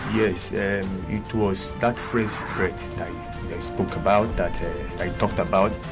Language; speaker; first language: English; non-native, local second language; Igbo